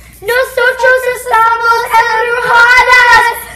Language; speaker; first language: Spanish; non-native, learner; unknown